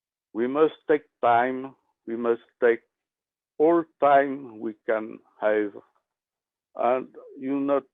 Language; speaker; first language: English; non-native, learner; French